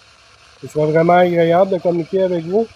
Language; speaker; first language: French; native; French